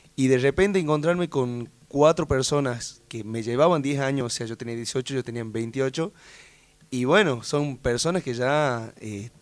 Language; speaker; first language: Spanish; native; Spanish